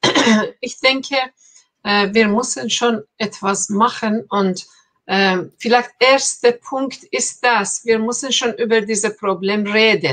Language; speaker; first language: German; non-native, fluent; Persian